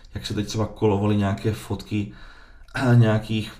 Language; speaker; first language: Czech; native; Czech